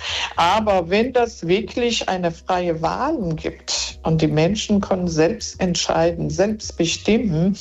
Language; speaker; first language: German; non-native, fluent; Persian